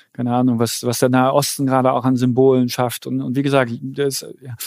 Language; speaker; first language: German; early bilingual, other home language; Polish